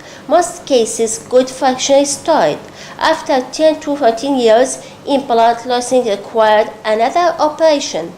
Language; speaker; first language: English; non-native, local second language; Arabic